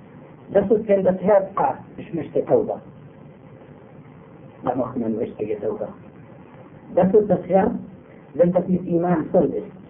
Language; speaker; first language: German; non-native, fluent; Arabic